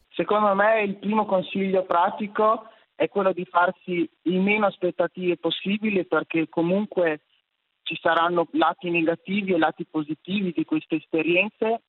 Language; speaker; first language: Italian; native; Italian